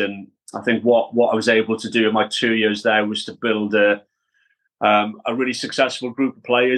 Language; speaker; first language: English; native; English